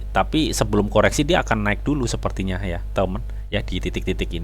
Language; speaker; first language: Indonesian; native; Indonesian